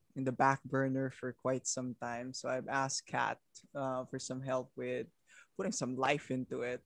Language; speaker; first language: English; non-native, local second language; Filipino